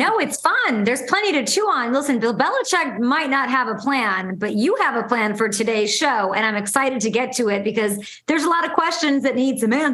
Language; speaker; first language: English; native; English